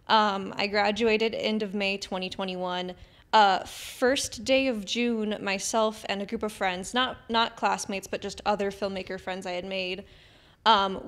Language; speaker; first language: English; native; English